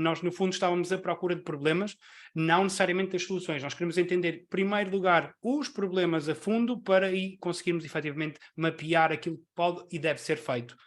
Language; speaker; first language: Portuguese; early bilingual, other home language; Spanish